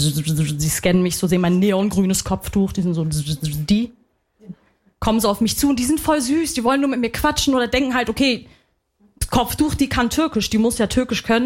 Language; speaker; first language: German; early bilingual, other home language; Arabic